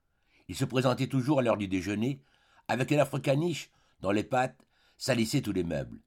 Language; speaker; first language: French; native; French